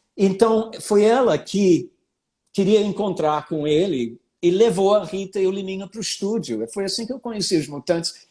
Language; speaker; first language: Portuguese; non-native, fluent; English